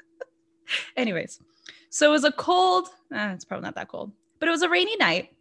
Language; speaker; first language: English; non-native, fluent; Portuguese